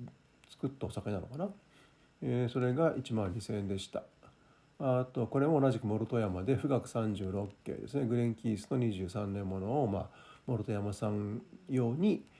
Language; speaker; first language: Japanese; native; Japanese